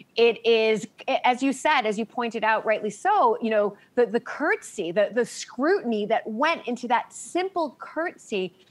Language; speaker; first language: English; native; English